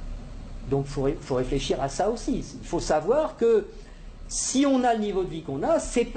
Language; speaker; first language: French; native; French